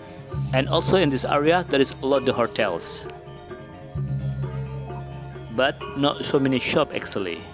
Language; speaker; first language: English; non-native, learner; Indonesian